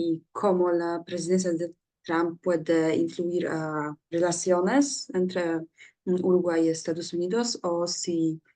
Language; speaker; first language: Spanish; non-native, learner; Polish